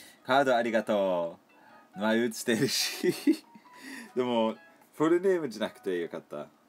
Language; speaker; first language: Japanese; non-native, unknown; English